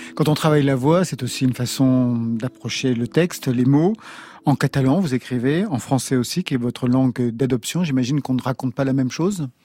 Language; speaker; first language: French; native; French